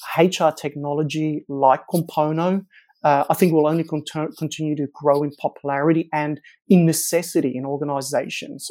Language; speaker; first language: English; non-native, local second language; Afrikaans